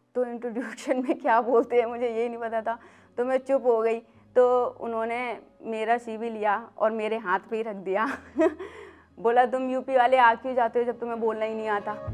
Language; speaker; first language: Hindi; native; Hindi